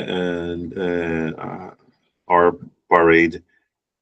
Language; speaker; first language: English; non-native, learner; Portuguese